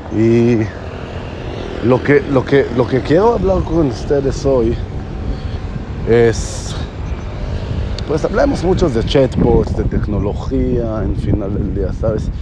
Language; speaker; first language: Spanish; non-native, fluent; Hebrew